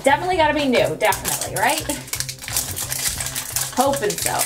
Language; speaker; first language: English; native; English